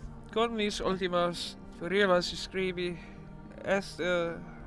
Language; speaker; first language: Spanish; non-native, learner; English